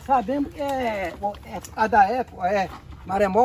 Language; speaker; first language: Portuguese; native; Portuguese